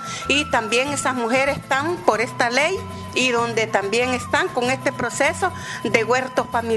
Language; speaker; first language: Spanish; native; Spanish